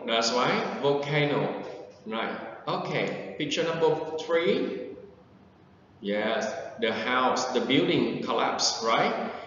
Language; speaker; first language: English; non-native, fluent; Vietnamese